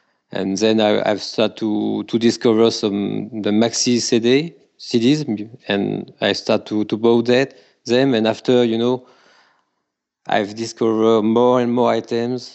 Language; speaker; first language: English; non-native, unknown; French